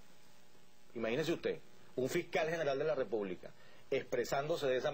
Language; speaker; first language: Spanish; native; Spanish